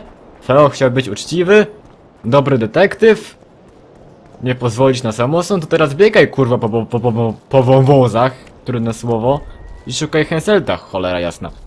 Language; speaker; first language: Polish; native; Polish